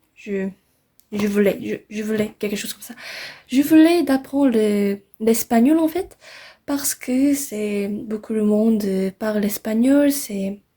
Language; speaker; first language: French; non-native, learner; English